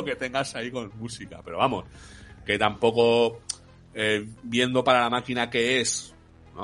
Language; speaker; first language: Spanish; native; Spanish